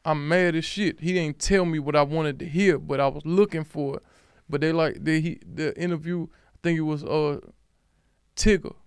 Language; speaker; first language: English; native; English